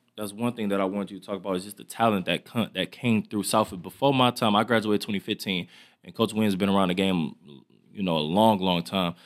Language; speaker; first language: English; native; English